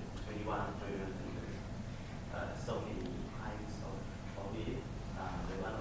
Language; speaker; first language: English; non-native, learner; Indonesian